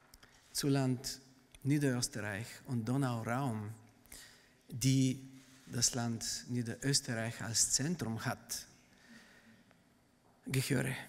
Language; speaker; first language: German; non-native, fluent; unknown